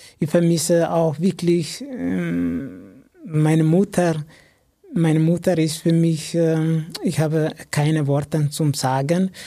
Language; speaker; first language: German; non-native, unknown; Amharic